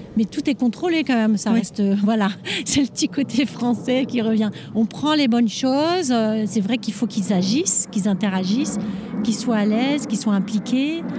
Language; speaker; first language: French; native; French